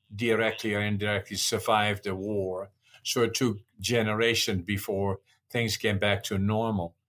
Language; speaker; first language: English; non-native, fluent; Dutch